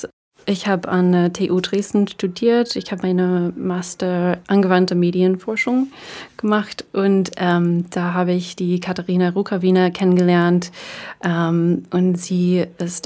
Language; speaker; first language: German; non-native, fluent; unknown